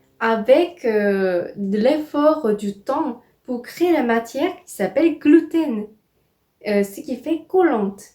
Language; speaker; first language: French; non-native, fluent; Korean